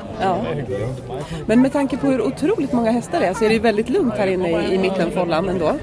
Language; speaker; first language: Swedish; native; Swedish